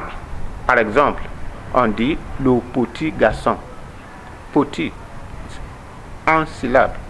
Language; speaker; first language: French; non-native, learner; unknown